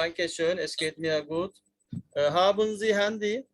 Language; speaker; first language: German; non-native, learner; Turkish